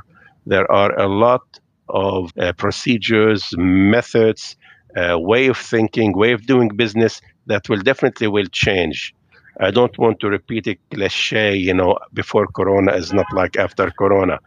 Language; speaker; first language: English; non-native, fluent; Arabic